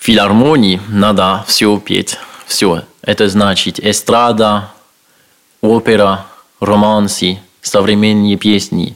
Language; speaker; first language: Russian; non-native, learner; French